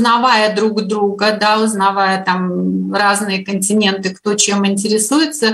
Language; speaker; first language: Russian; native; Russian